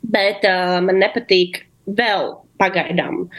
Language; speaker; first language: Latvian; non-native, local second language; Russian